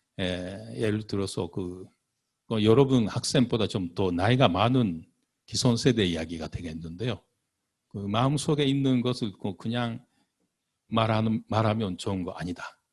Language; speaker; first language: Korean; non-native, fluent; Japanese